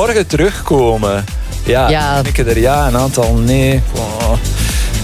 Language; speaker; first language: Dutch; native; Dutch